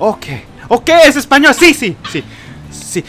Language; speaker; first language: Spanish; non-native, learner; English